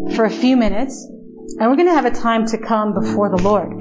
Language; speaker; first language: English; non-native, fluent; Spanish